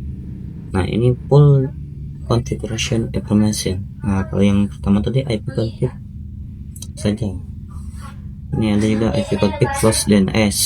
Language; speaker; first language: Indonesian; native; Indonesian